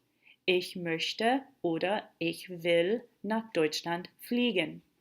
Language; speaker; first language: German; non-native, fluent; English